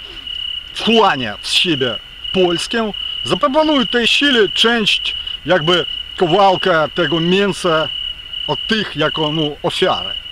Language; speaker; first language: Polish; non-native, fluent; Ukrainian